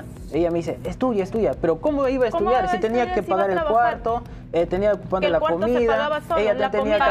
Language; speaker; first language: Spanish; native; Spanish